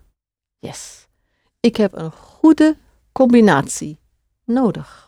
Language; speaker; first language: Dutch; non-native, fluent; English